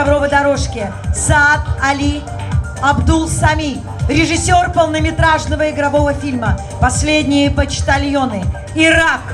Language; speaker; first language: Russian; native; Russian